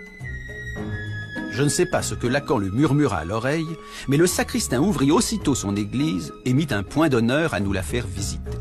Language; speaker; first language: French; native; French